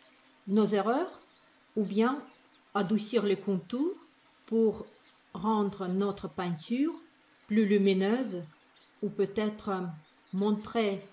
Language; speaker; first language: French; non-native, fluent; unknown